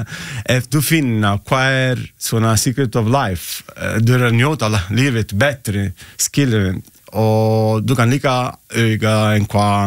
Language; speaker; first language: Icelandic; non-native, learner; Italian